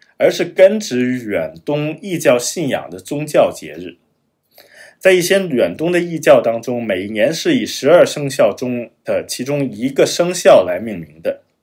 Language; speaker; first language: Chinese; non-native, fluent; German